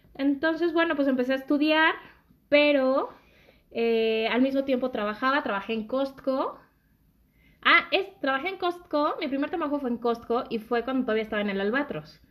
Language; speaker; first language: Spanish; native; Spanish